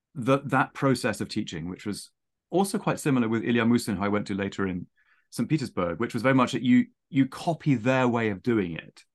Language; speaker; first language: English; native; English